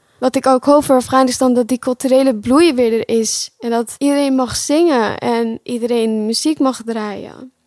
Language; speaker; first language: Dutch; early bilingual, other home language; Pashto